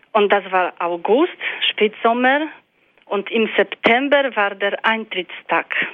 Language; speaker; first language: German; non-native, fluent; Polish